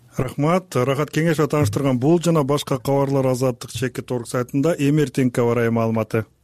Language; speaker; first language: Kyrgyz; native; Kyrgyz